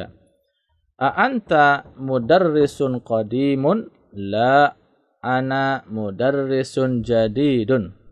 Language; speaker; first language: Arabic; non-native, fluent; Indonesian